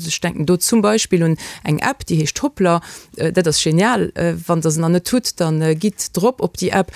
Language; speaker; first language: Luxembourgish; native; Luxembourgish